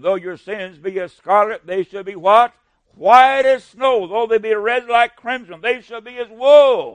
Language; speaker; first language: English; native; English